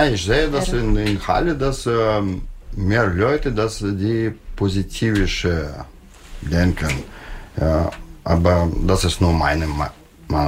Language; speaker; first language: German; non-native, learner; Russian